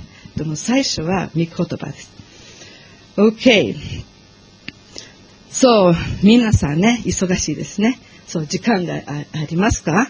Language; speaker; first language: Japanese; non-native, learner; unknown